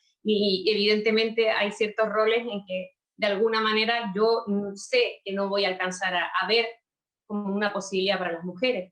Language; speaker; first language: Spanish; native; Spanish